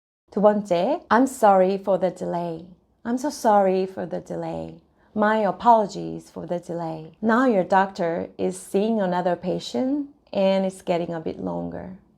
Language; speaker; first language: English; non-native, fluent; Korean